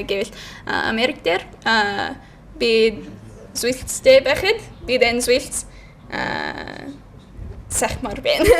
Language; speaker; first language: Mongolian; non-native, learner; English